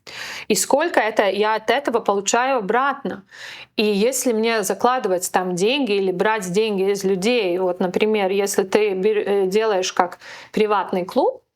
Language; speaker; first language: Russian; non-native, local second language; Latvian